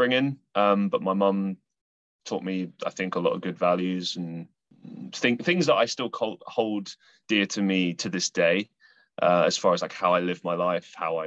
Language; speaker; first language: English; native; English